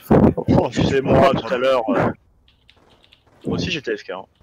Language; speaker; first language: French; native; French